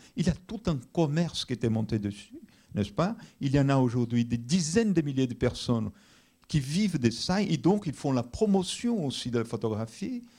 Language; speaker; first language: French; non-native, fluent; Portuguese